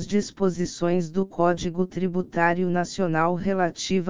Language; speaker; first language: Portuguese; native; Portuguese